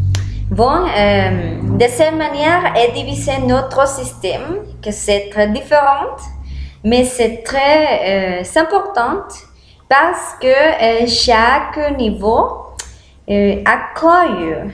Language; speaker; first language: French; non-native, learner; Spanish